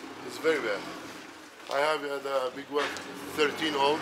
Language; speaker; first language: English; non-native, learner; Arabic